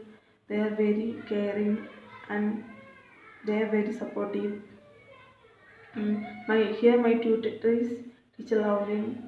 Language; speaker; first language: English; non-native, learner; Malayalam